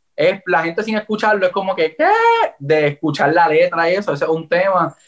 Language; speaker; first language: Spanish; native; Spanish